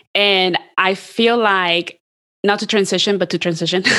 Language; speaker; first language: English; early bilingual, other home language; Spanish